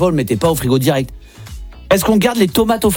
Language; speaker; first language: French; native; French